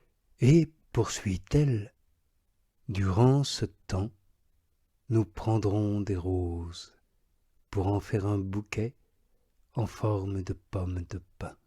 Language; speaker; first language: French; native; French